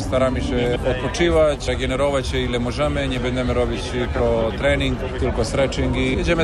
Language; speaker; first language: Polish; non-native, learner; Serbian